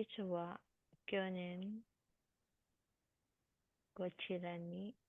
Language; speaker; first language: Japanese; non-native, learner; Filipino